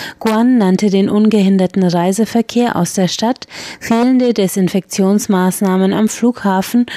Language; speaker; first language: German; native; German